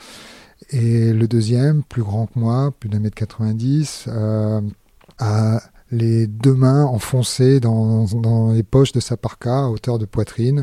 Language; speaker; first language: French; native; French